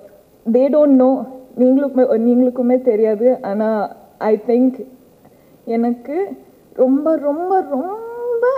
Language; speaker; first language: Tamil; non-native, learner; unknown